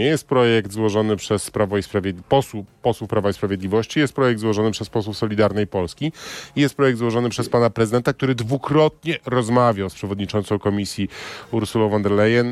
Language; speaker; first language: Polish; native; Polish